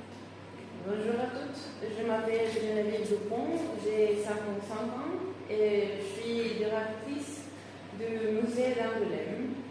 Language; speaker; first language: French; non-native, fluent; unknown